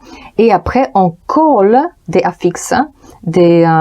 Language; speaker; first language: French; non-native, learner; Polish